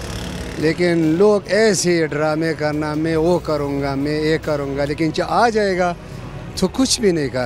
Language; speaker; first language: Hindi; non-native, local second language; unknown